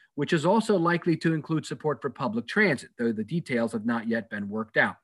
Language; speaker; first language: English; native; English